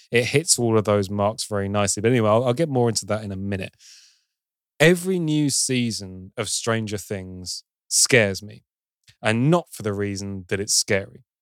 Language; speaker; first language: English; native; English